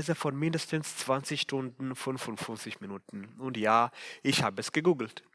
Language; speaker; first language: German; non-native, fluent; Swahili